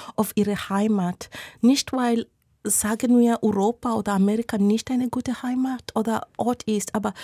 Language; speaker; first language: German; non-native, fluent; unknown